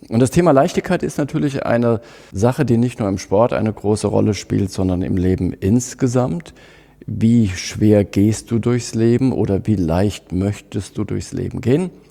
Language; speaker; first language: German; native; German